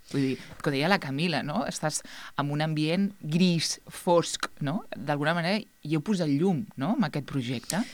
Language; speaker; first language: Catalan; native; Catalan